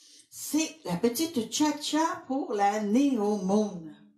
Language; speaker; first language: French; native; French